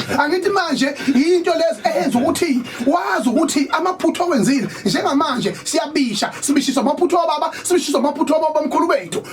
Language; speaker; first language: Zulu; native; Zulu